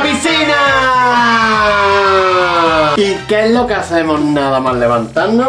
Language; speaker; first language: Spanish; native; Spanish